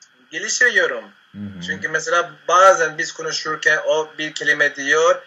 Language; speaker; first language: Turkish; non-native, fluent; Spanish